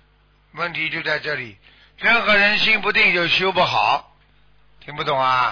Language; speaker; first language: Chinese; native; Chinese